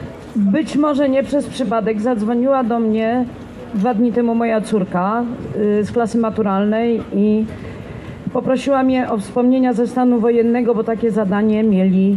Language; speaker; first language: Polish; native; Polish